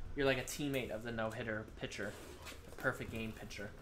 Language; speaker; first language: English; native; English